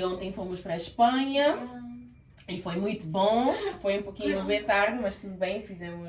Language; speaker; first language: Portuguese; early bilingual, heritage; Portuguese